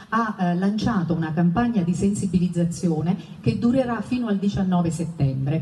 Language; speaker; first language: Italian; native; Italian